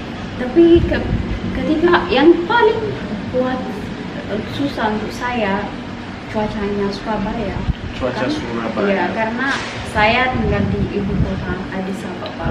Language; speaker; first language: Indonesian; non-native, learner; Amharic